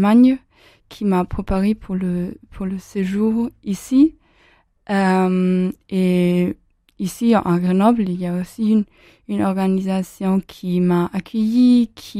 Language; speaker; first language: French; non-native, fluent; German